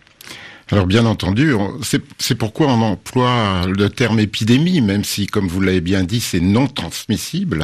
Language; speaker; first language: French; native; French